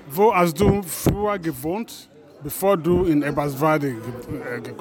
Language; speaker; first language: German; non-native, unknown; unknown